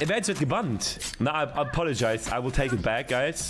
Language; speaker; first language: English; non-native, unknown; German